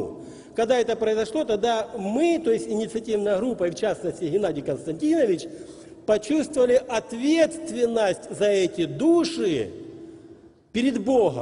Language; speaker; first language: Russian; native; Russian